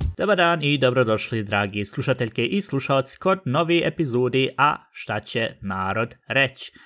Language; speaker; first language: Bosnian; early bilingual, heritage; Bosnian